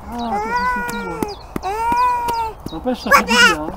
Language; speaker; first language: French; native; French